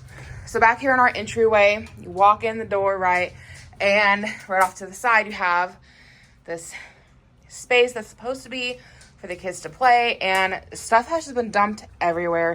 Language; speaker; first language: English; native; English